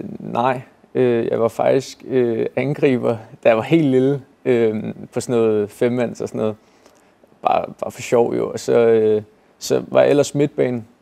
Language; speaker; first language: Danish; native; Danish